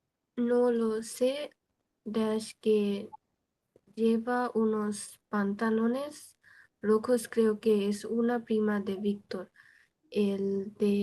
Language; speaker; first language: Spanish; non-native, learner; Bangla